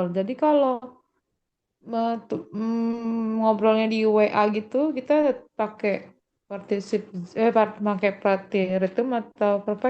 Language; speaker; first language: Indonesian; native; Indonesian